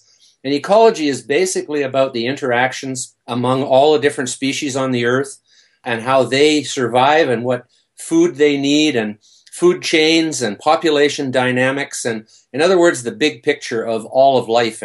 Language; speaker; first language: English; native; English